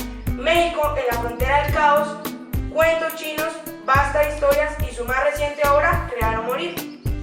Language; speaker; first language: Spanish; native; Spanish